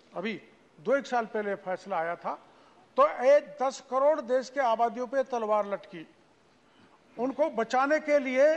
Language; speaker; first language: Hindi; native; Hindi